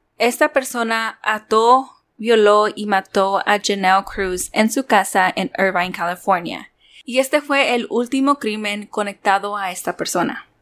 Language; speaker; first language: Spanish; early bilingual, heritage; Spanish